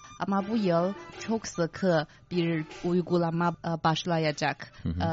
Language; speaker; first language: Turkish; non-native, fluent; Chinese